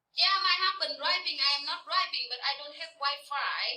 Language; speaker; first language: English; non-native, learner; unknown